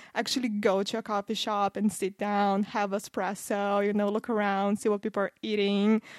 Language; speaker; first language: English; non-native, fluent; Portuguese